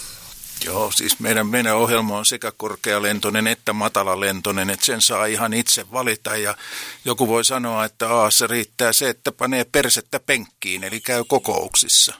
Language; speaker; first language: Finnish; native; Finnish